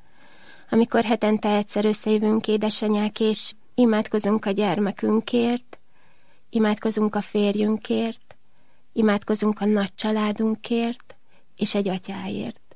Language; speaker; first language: Hungarian; native; Hungarian